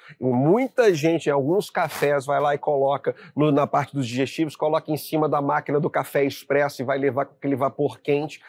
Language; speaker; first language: Portuguese; native; Portuguese